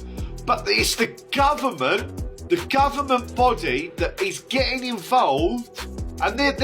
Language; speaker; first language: English; native; English